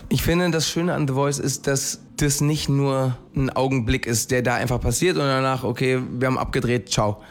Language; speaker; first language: German; early bilingual, heritage; German